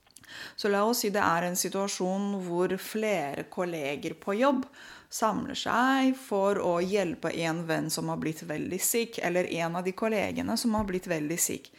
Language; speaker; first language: Norwegian; non-native, fluent; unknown